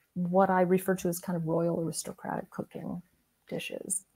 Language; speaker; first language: English; native; English